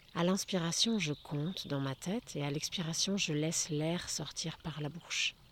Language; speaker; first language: French; native; French